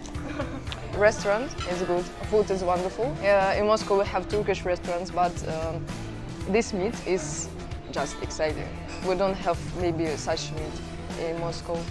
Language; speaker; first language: English; non-native, learner; Russian